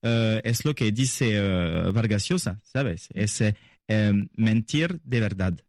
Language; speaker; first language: Spanish; non-native, learner; French